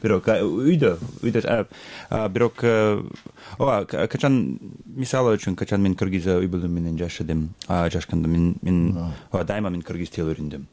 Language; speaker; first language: Kyrgyz; non-native, learner; English